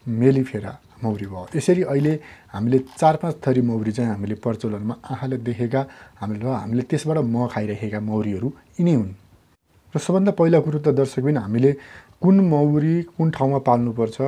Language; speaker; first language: Nepali; native; Nepali